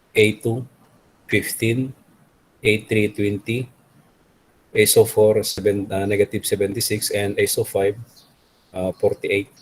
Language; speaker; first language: English; non-native, local second language; Filipino